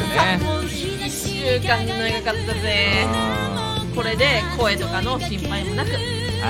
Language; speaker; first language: Japanese; native; Japanese